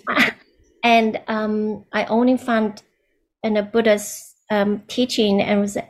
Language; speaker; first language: English; non-native, learner; Chinese